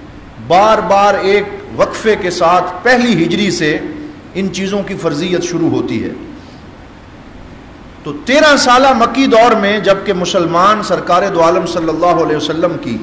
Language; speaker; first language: Urdu; native; Urdu